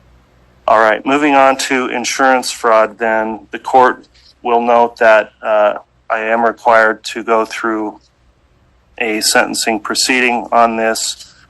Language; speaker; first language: English; native; English